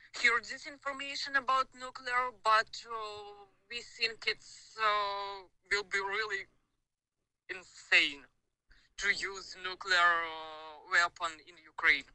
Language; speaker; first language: English; non-native, learner; Ukrainian